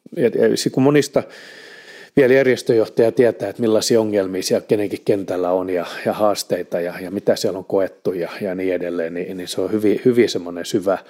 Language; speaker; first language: Finnish; native; Finnish